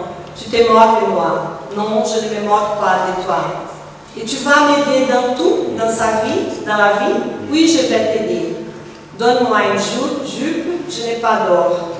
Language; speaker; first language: French; non-native, fluent; Portuguese